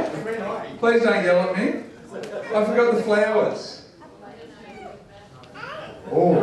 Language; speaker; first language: English; native; English